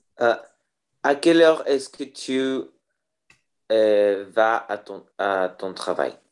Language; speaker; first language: French; non-native, learner; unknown